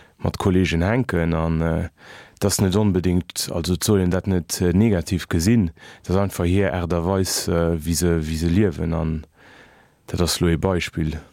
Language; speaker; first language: Luxembourgish; early bilingual, other home language; Kabuverdianu